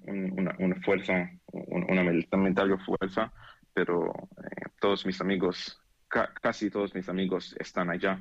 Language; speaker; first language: Spanish; non-native, learner; Hebrew